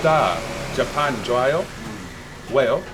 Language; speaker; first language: Korean; non-native, learner; English